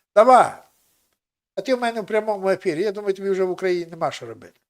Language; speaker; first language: Russian; non-native, local second language; Ukrainian